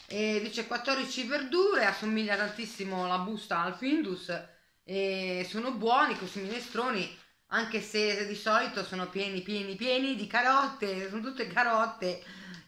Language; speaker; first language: Italian; native; Italian